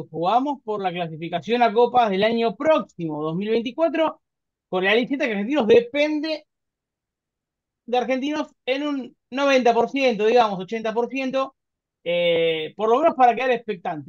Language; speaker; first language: Spanish; native; Spanish